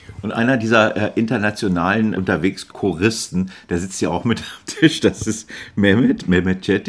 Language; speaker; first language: German; native; German